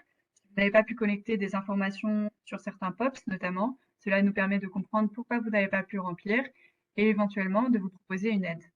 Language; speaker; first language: French; native; French